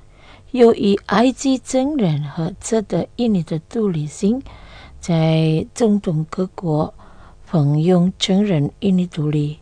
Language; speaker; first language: Chinese; non-native, learner; Indonesian